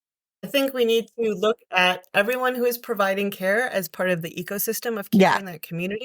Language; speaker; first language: English; native; English